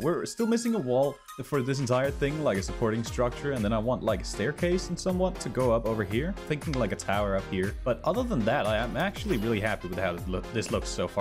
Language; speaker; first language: English; native; English